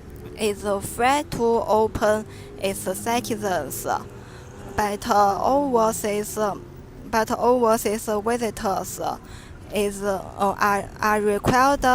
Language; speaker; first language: English; non-native, learner; Chinese